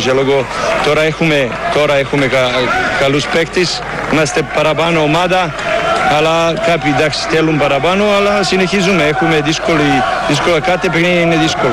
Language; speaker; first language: Greek; non-native, learner; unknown